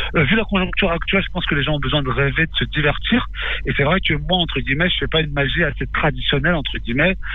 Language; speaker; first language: French; native; French